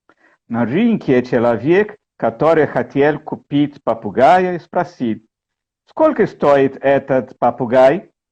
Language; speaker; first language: Russian; non-native, learner; Portuguese